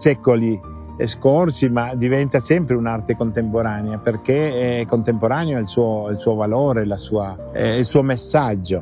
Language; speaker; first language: Italian; non-native, fluent; Spanish